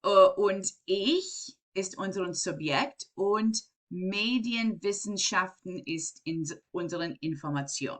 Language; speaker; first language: German; non-native, fluent; English